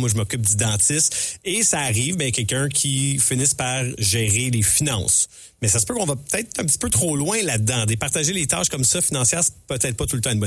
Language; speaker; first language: French; native; French